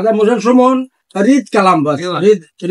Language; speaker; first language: Arabic; non-native, learner; Bangla